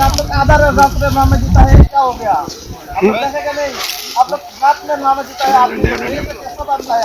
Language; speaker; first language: Hindi; non-native, learner; Bangla